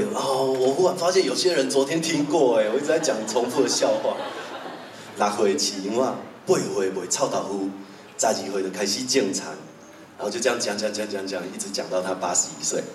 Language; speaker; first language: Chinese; native; Chinese